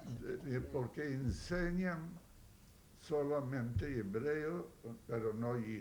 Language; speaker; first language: Spanish; non-native, fluent; Yiddish